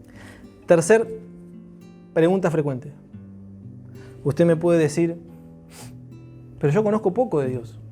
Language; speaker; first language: Spanish; native; Spanish